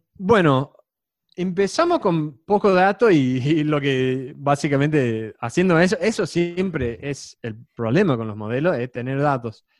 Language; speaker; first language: Spanish; non-native, fluent; English